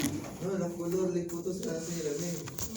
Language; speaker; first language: French; non-native, learner; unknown